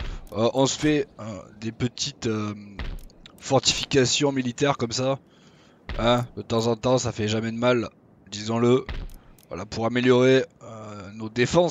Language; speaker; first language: French; native; French